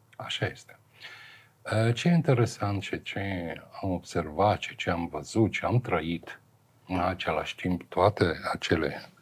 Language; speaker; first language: Romanian; non-native, fluent; Arabic